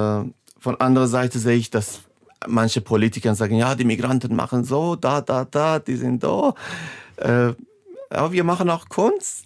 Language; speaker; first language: German; non-native, fluent; Persian